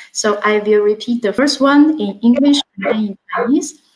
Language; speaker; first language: English; non-native, fluent; Chinese